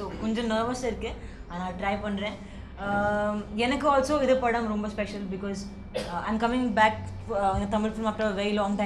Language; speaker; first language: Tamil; non-native, learner; Hindi